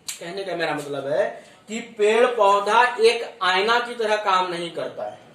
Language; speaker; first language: Hindi; native; Hindi